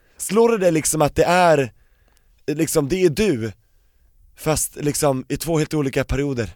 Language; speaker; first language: Swedish; native; Swedish